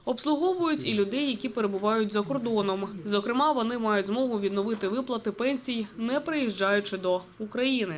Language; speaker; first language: Ukrainian; native; Ukrainian